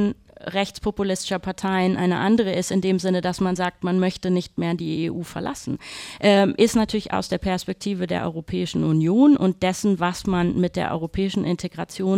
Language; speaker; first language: German; native; German